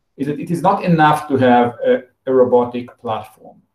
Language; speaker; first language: English; non-native, fluent; Hebrew